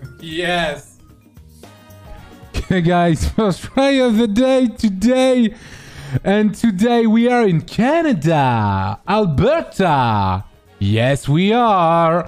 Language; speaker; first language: English; non-native, fluent; French